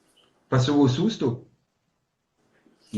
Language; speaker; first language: Portuguese; non-native, fluent; French